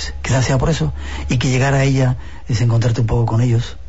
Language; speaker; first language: Spanish; native; Spanish